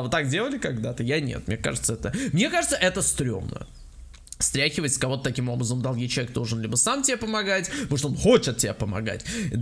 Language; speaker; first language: Russian; native; Russian